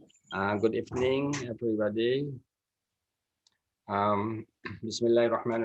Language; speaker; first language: English; non-native, fluent; Indonesian